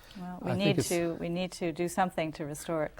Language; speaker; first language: English; native; English